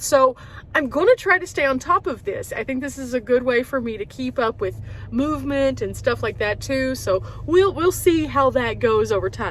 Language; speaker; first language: English; native; English